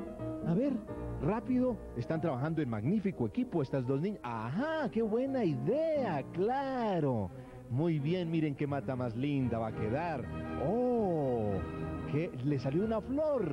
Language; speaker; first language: Spanish; native; Spanish